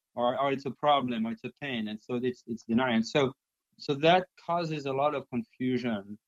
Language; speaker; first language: English; non-native, fluent; French